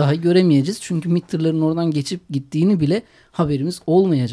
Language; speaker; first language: Turkish; native; Turkish